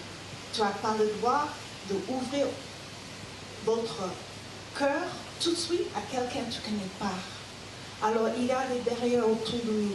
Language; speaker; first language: French; non-native, learner; English